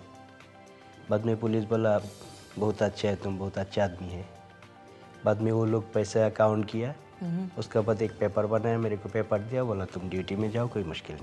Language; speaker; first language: Hindi; non-native, learner; Bangla